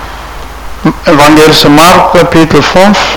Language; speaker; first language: German; non-native, fluent; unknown